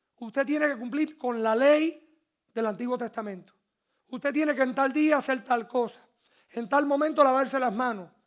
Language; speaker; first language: Spanish; early bilingual, heritage; Spanish